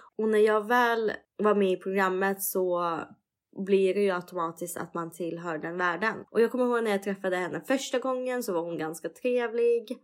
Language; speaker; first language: Swedish; early bilingual, other home language; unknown